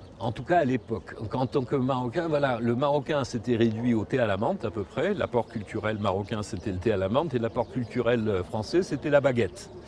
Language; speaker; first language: French; non-native, local second language; Spanish